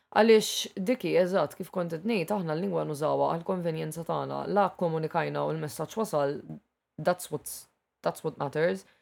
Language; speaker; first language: Maltese; native; Maltese